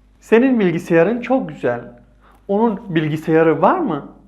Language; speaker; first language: Turkish; non-native, fluent; Persian